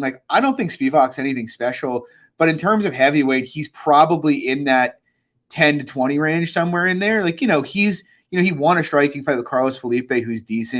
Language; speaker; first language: English; native; English